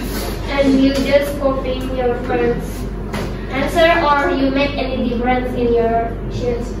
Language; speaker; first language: English; non-native, learner; Indonesian